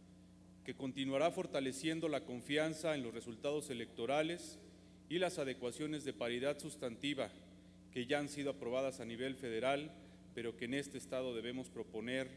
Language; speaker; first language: Spanish; native; Spanish